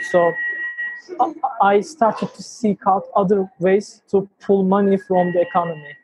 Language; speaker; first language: English; non-native, fluent; Turkish